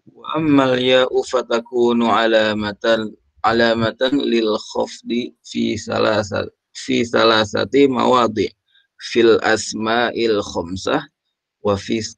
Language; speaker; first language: Arabic; non-native, learner; Indonesian